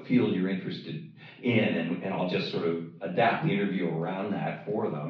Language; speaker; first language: English; native; English